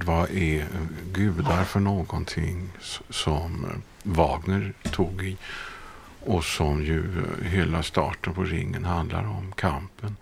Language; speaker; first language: Swedish; native; Swedish